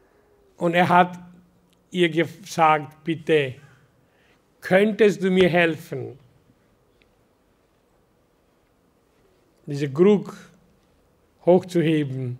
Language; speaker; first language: German; non-native, learner; Hindi